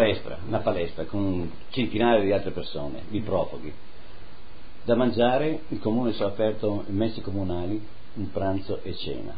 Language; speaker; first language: Italian; native; Italian